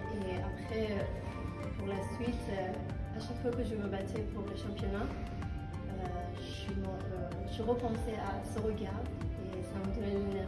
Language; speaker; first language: French; non-native, fluent; Persian